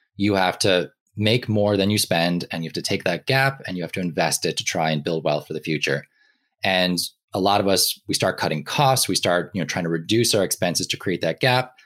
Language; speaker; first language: English; native; English